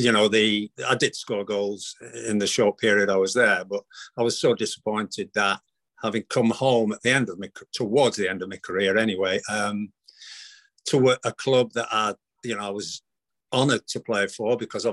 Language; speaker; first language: English; native; English